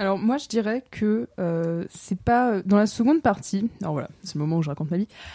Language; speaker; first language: French; native; French